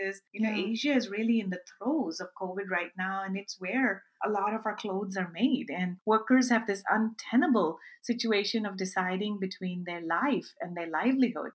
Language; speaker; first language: English; non-native, local second language; Urdu